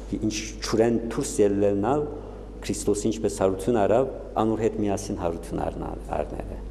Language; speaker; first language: Armenian; native; Armenian